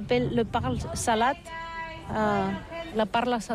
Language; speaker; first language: French; non-native, learner; Catalan